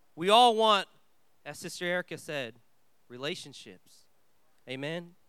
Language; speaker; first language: English; early bilingual, other home language; Vietnamese